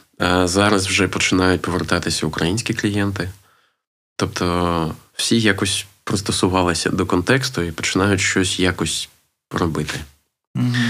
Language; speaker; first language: Ukrainian; non-native, local second language; Russian